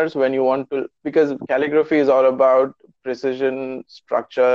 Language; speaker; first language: English; non-native, local second language; Urdu